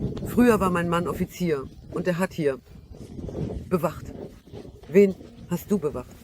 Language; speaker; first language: German; non-native, fluent; Russian